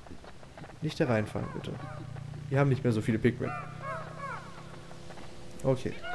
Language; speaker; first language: German; native; German